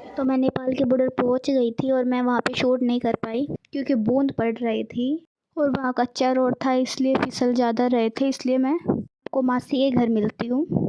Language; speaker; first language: Hindi; native; Hindi